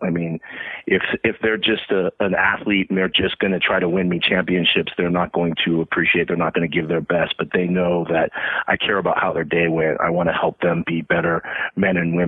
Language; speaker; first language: English; native; English